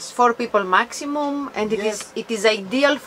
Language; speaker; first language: English; non-native, fluent; Greek